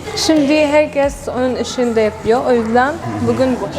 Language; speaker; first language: Turkish; non-native, learner; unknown